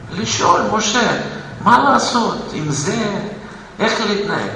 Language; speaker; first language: Hebrew; non-native, fluent; Russian